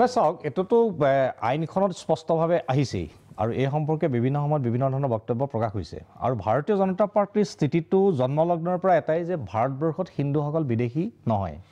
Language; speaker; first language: Assamese; native; Assamese